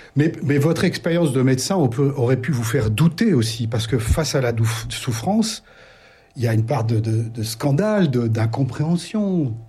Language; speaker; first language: French; native; French